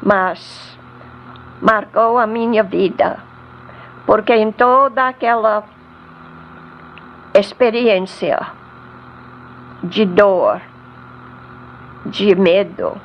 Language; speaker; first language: Portuguese; non-native, fluent; English